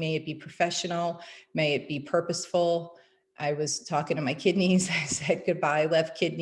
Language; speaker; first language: English; native; English